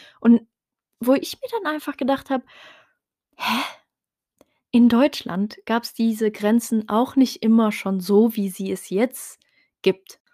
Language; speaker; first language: German; early bilingual, other home language; Riffian